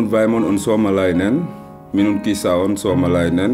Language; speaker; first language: Finnish; non-native, learner; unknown